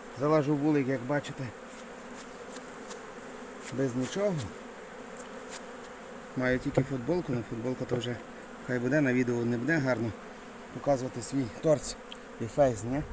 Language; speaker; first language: Ukrainian; native; Ukrainian